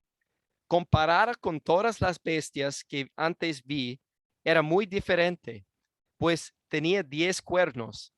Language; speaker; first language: Spanish; non-native, fluent; English